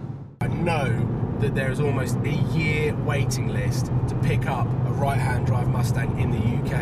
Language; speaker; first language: English; native; English